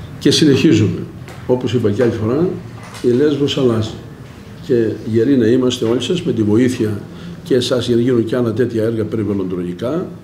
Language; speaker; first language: Greek; native; Greek